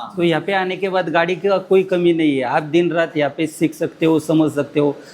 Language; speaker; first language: Hindi; non-native, local second language; Marathi